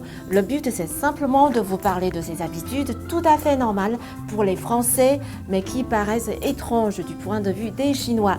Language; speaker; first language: French; non-native, fluent; Chinese